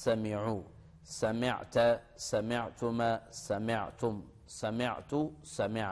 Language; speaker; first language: Arabic; non-native, fluent; Urdu